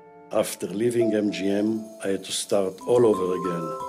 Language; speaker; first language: English; non-native, fluent; Hebrew